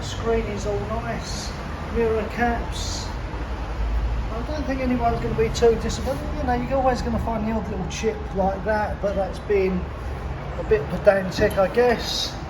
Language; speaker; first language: English; native; English